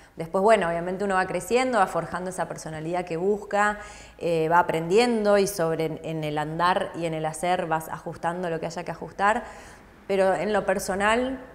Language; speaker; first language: Spanish; native; Spanish